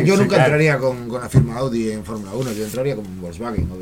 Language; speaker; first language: Spanish; native; Spanish